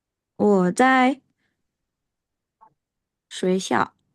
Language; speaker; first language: Chinese; non-native, fluent; Indonesian